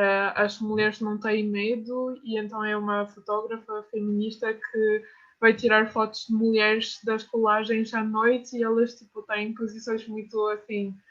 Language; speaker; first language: Portuguese; non-native, fluent; French